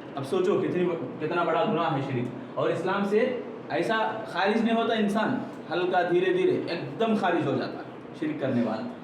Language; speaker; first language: Urdu; native; Urdu